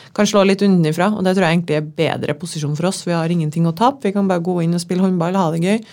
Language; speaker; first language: Norwegian; native; Norwegian